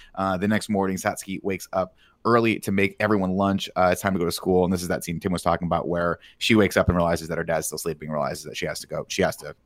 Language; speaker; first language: English; native; English